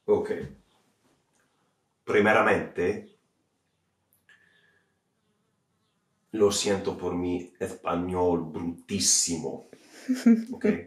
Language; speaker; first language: Spanish; non-native, fluent; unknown